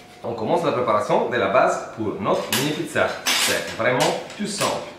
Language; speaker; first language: French; non-native, fluent; Italian